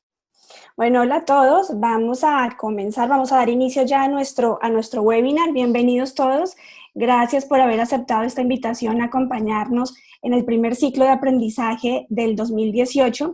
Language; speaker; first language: Spanish; native; Spanish